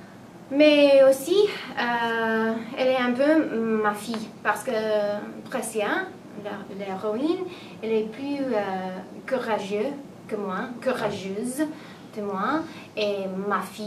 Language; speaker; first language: French; non-native, learner; English